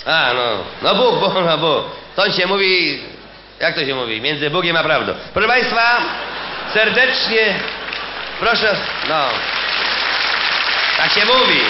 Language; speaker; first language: Polish; native; Polish